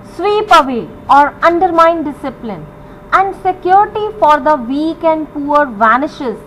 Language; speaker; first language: English; non-native, local second language; Punjabi